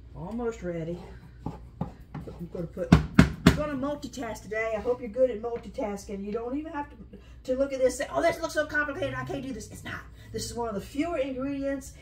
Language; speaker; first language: English; native; English